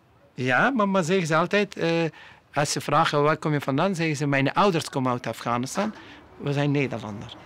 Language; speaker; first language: Dutch; non-native, learner; Persian